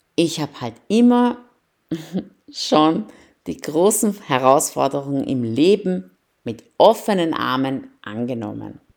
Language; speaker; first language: German; early bilingual, other home language; Persian